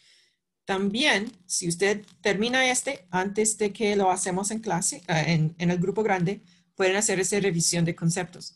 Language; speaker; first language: Spanish; non-native, fluent; English